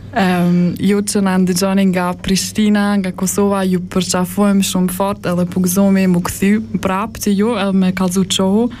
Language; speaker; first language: Albanian; early bilingual, heritage; Albanian